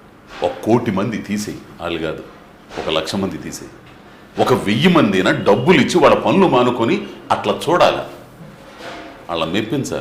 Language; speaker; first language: Telugu; native; Telugu